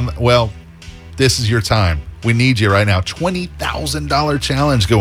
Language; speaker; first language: English; native; English